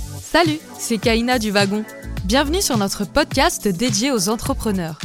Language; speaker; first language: French; native; French